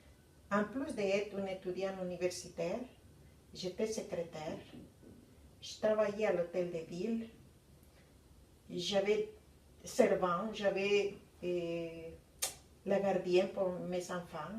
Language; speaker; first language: French; non-native, fluent; Spanish